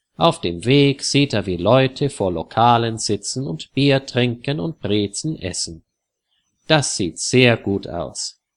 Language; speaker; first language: German; native; German